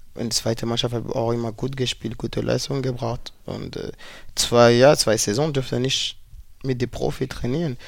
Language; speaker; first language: German; non-native, fluent; French